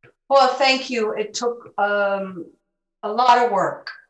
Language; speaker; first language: English; early bilingual, other home language; Spanish